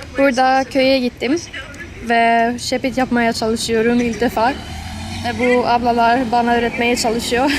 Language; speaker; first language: Turkish; non-native, learner; Swedish